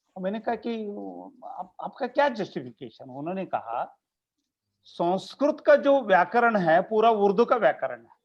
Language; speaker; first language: Hindi; non-native, local second language; Kannada